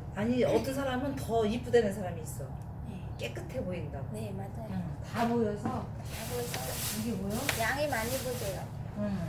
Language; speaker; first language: Korean; non-native, fluent; Vietnamese